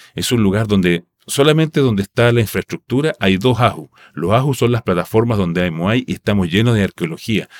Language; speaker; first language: Spanish; non-native, local second language; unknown